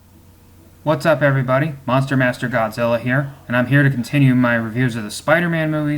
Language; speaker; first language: English; native; English